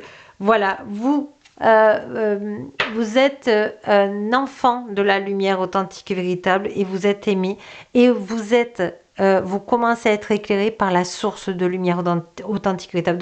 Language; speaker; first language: French; native; French